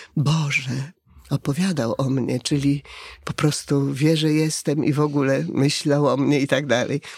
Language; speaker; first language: Polish; native; Polish